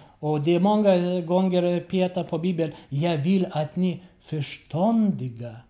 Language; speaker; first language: Swedish; non-native, learner; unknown